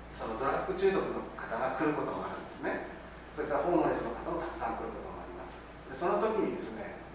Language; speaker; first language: Japanese; native; Japanese